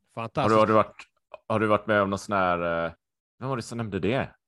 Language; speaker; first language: Swedish; native; Swedish